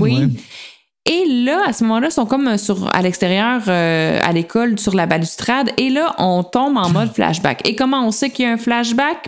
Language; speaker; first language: French; native; French